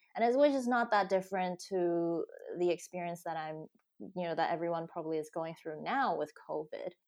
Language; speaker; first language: English; non-native, local second language; Cantonese